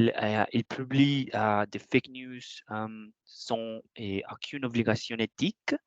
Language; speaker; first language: French; non-native, learner; Spanish